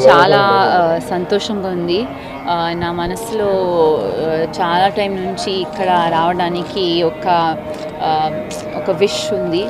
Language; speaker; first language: Telugu; non-native, learner; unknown